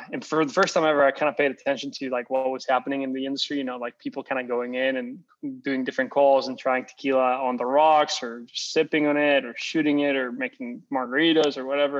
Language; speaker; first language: English; non-native, fluent; Spanish